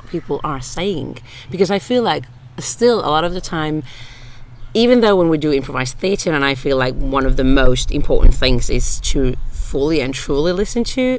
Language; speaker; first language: English; non-native, fluent; Finnish